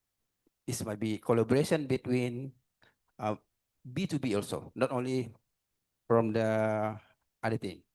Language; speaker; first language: English; non-native, learner; Indonesian